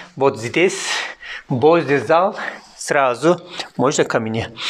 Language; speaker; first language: Russian; non-native, learner; Turkish